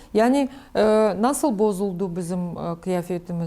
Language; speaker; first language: Turkish; non-native, learner; Crimean Tatar